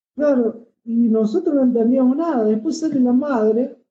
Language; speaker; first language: Spanish; native; Spanish